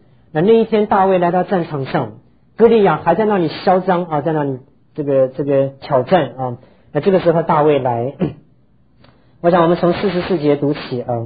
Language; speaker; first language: Chinese; native; Chinese